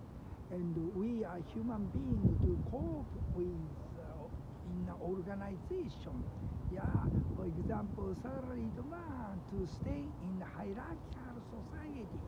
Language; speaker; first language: English; non-native, learner; Japanese